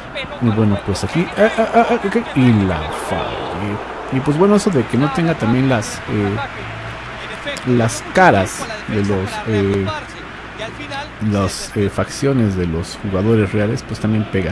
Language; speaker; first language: Spanish; native; Spanish